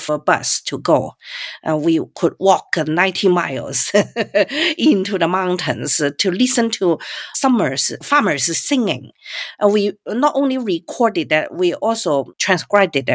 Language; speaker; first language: English; non-native, fluent; Cantonese